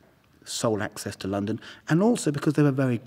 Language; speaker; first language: English; native; English